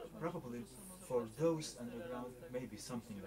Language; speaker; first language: English; non-native, fluent; Polish